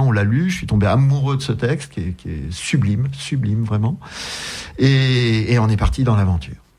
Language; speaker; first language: French; native; French